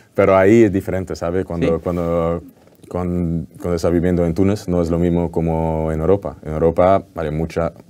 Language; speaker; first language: Spanish; non-native, learner; Dutch